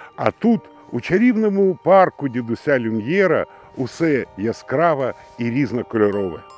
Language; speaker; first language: Ukrainian; native; Ukrainian